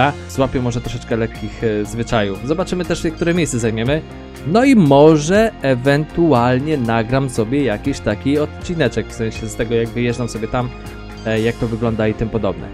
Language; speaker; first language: Polish; native; Polish